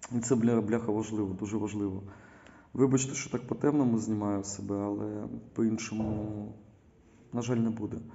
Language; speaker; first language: Ukrainian; non-native, local second language; Russian